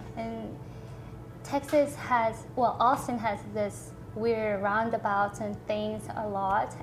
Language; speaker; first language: English; non-native, fluent; Korean